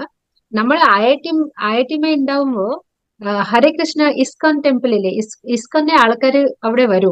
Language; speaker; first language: Malayalam; non-native, local second language; Odia